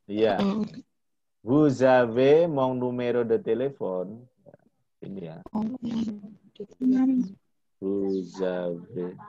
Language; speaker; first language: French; non-native, fluent; Indonesian